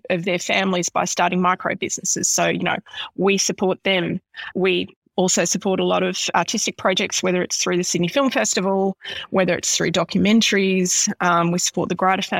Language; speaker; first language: English; native; English